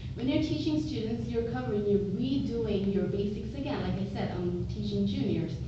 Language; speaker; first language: English; non-native, local second language; Bangla